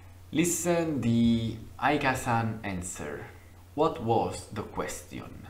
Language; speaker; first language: English; non-native, fluent; Italian